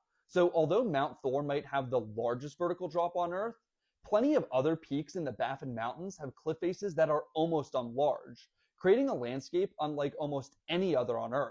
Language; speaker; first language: English; native; English